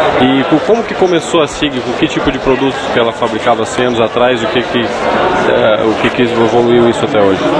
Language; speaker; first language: Portuguese; native; Portuguese